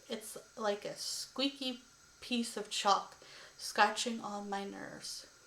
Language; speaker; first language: English; native; English